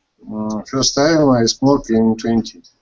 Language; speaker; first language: English; non-native, learner; Russian